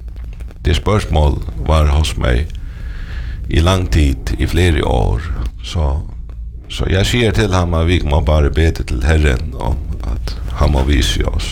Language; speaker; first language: Danish; non-native, local second language; Faroese